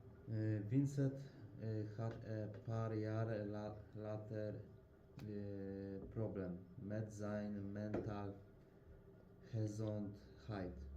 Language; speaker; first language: Dutch; non-native, learner; Russian